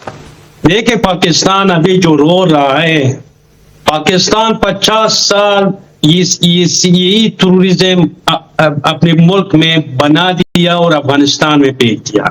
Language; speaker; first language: Hindi; non-native, learner; Pashto